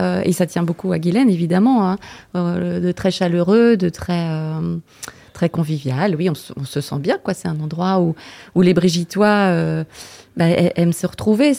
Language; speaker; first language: French; native; French